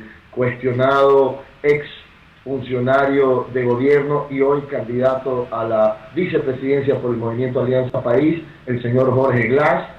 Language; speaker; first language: Spanish; native; Spanish